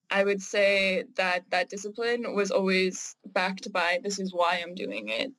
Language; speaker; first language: English; native; English